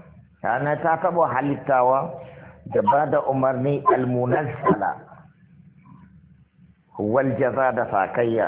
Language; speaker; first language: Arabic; non-native, fluent; Hausa